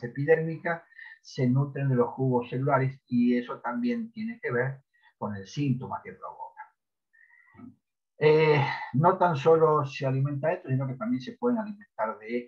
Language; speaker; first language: Spanish; native; Spanish